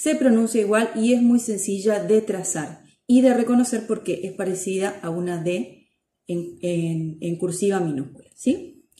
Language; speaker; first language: Spanish; native; Spanish